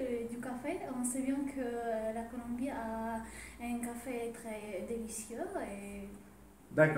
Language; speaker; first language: French; non-native, fluent; Ukrainian